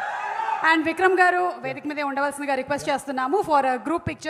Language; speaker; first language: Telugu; native; Telugu